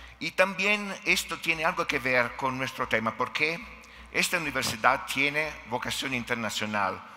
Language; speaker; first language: Spanish; non-native, fluent; Italian